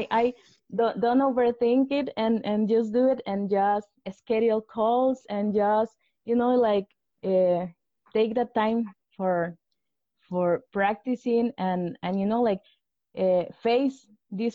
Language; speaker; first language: English; non-native, learner; Spanish